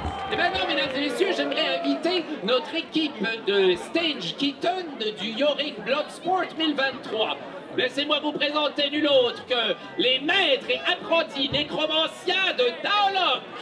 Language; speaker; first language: French; native; French